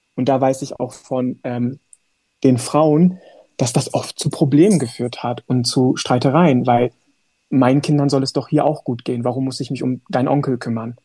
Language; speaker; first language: German; early bilingual, other home language; Turkish